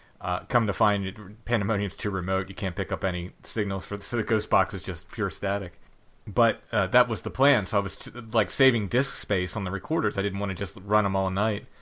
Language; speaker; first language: English; native; English